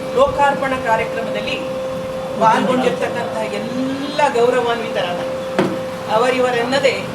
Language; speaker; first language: Kannada; native; Kannada